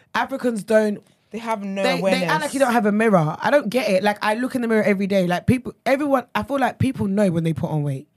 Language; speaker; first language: English; early bilingual, other home language; Akan